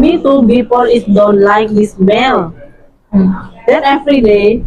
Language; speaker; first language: English; non-native, learner; Indonesian